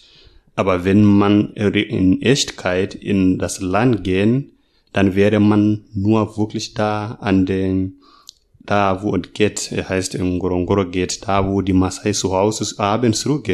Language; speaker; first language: German; non-native, learner; Masai